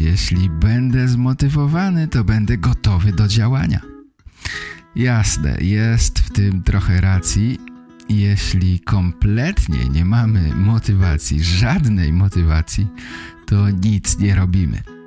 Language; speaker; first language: Polish; native; Polish